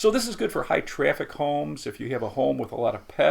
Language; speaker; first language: English; native; English